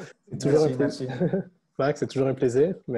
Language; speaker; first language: French; native; French